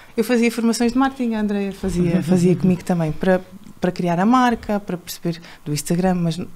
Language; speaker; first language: Portuguese; native; Portuguese